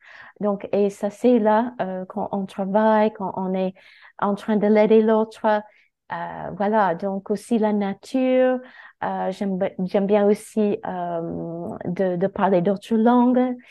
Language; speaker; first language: French; non-native, fluent; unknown